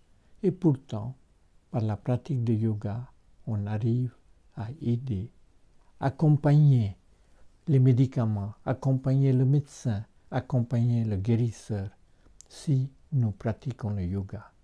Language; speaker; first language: French; non-native, fluent; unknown